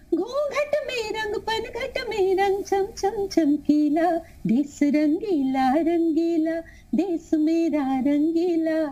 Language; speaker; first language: Hindi; non-native, local second language; Tamil